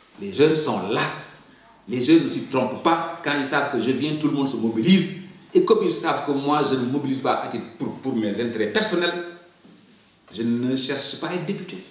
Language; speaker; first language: French; non-native, local second language; Wolof